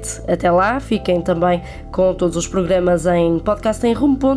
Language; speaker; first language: Portuguese; native; Portuguese